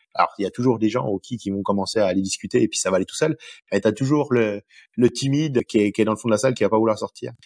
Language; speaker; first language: French; native; French